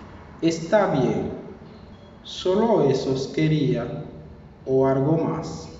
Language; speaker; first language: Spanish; non-native, fluent; Haitian Creole